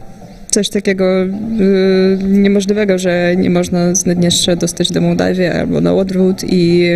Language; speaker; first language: Polish; non-native, fluent; Russian